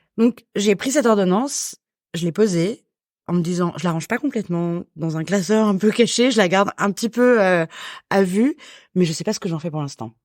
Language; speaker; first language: French; native; French